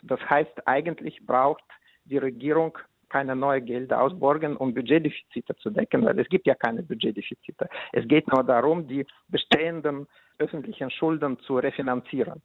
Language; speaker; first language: German; non-native, fluent; Russian